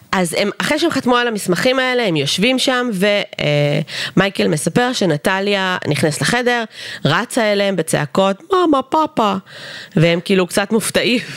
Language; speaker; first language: Hebrew; early bilingual, other home language; Russian